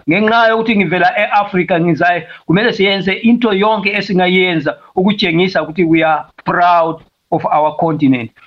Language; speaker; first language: Zulu; non-native, fluent; Shona